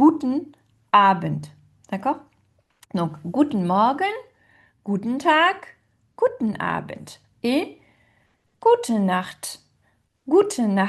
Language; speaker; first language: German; non-native, fluent; French